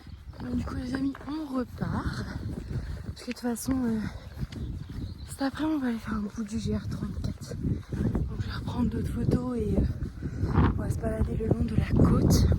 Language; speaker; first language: French; native; French